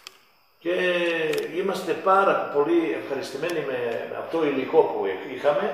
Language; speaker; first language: Greek; non-native, fluent; Serbian